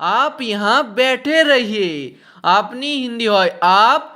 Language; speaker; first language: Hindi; non-native, fluent; Bangla